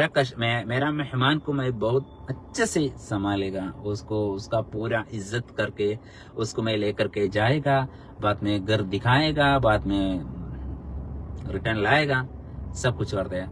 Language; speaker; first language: Hindi; non-native, local second language; Malayalam